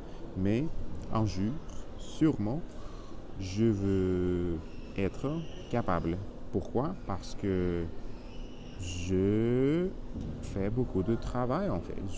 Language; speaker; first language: French; non-native, learner; Spanish